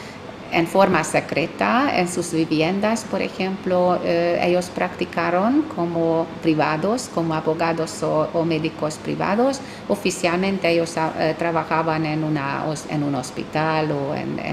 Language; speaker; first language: Spanish; non-native, fluent; Hungarian